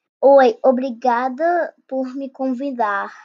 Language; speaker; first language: Portuguese; non-native, learner; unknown